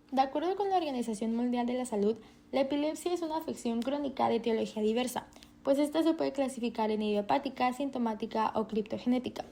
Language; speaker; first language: Spanish; native; Spanish